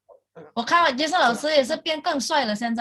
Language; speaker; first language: Chinese; non-native, fluent; Indonesian